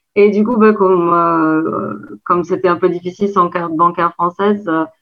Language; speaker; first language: French; non-native, fluent; Albanian